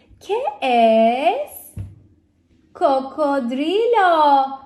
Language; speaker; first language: Spanish; non-native, learner; Turkish